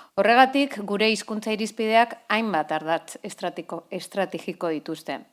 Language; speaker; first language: Basque; non-native, local second language; Spanish